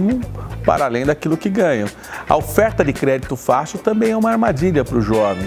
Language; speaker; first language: Portuguese; native; Portuguese